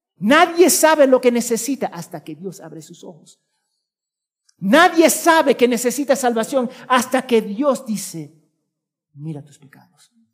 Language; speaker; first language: Spanish; early bilingual, heritage; Spanish